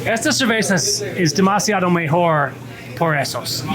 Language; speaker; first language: Spanish; non-native, learner; English